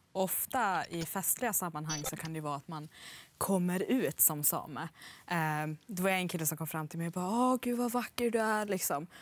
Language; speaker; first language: Swedish; native; Swedish